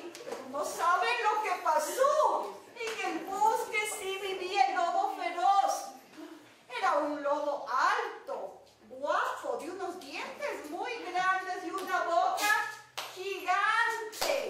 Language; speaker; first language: Spanish; native; Spanish